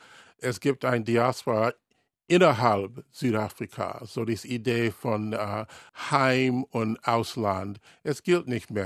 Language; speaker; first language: German; non-native, learner; English